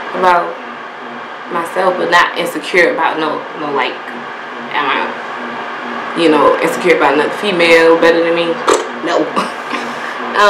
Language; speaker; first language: English; native; English